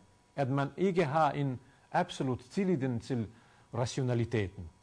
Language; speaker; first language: Danish; non-native, fluent; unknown